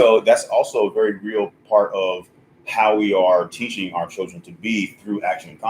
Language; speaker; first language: English; native; English